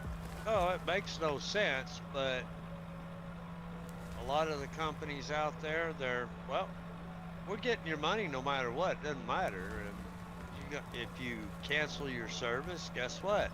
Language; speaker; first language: English; native; English